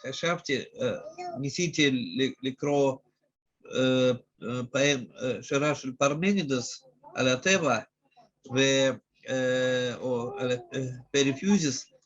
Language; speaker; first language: Hebrew; non-native, fluent; Russian